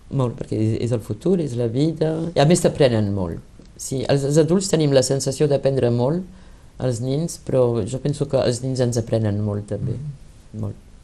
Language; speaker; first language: Catalan; early bilingual, heritage; Catalan